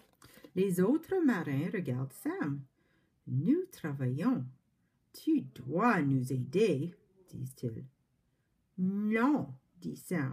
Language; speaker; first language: French; non-native, fluent; English